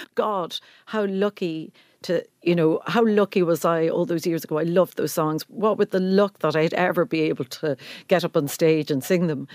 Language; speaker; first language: English; native; English